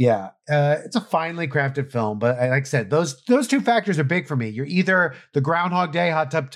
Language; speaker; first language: English; native; English